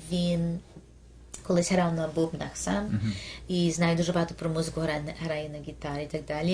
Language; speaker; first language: Ukrainian; early bilingual, heritage; Ukrainian